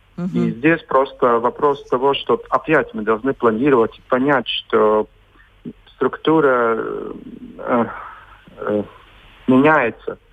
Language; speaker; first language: Russian; non-native, local second language; Latvian